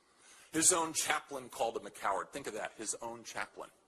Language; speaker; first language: English; native; English